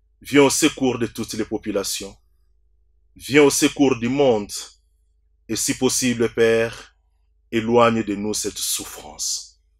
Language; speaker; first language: French; non-native, local second language; Swahili